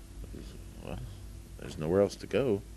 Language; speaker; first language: English; native; English